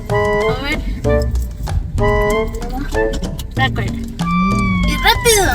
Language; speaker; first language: Spanish; early bilingual, heritage; Spanish